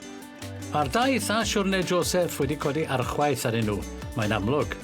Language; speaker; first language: Welsh; native; Welsh